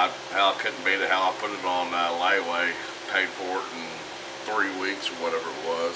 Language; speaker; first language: English; native; English